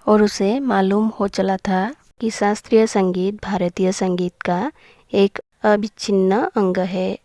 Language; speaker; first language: Hindi; non-native, local second language; Assamese